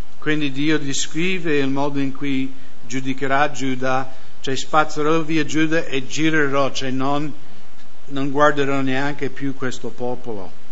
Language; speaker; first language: Italian; non-native, fluent; English